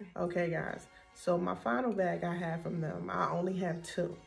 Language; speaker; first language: English; native; English